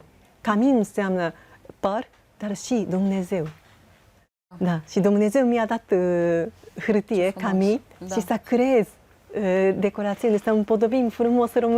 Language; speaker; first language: Romanian; non-native, learner; Japanese